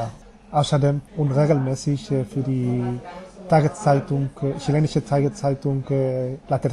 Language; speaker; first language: German; non-native, fluent; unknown